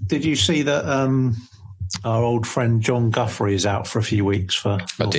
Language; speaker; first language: English; native; English